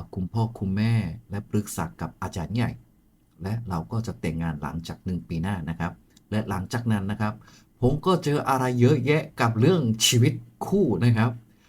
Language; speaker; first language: Thai; non-native, fluent; Korean